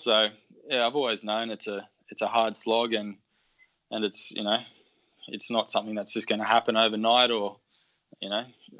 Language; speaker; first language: English; native; English